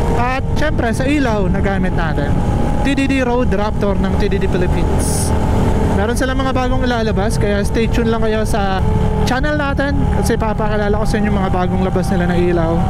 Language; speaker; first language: Filipino; non-native, local second language; Bikol